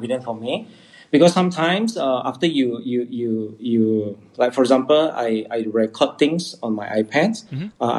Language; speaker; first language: English; non-native, local second language; Hakka Chinese